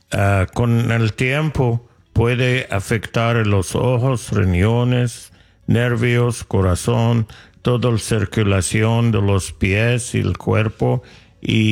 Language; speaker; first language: Spanish; non-native, fluent; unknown